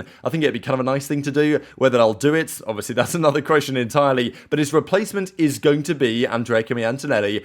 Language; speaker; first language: English; native; English